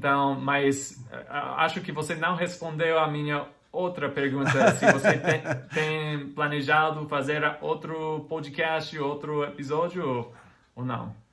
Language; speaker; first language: Portuguese; non-native, fluent; English